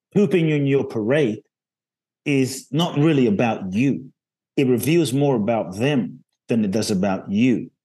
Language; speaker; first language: English; native; English